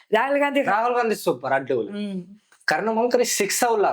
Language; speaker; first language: Malayalam; non-native, fluent; Bangla